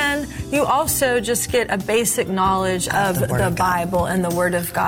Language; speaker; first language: English; native; English